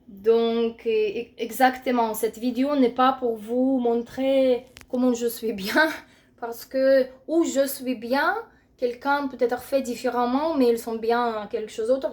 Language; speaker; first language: French; non-native, fluent; Russian